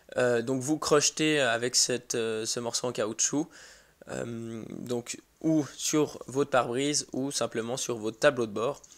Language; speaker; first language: French; native; French